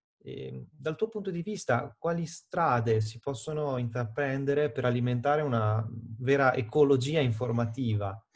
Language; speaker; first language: Italian; native; Italian